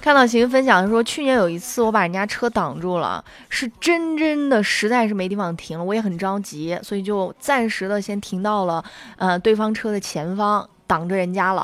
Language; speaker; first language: Chinese; native; Chinese